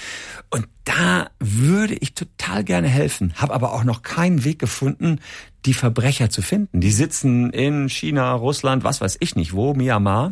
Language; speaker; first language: German; native; German